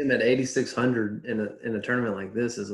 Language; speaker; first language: English; native; English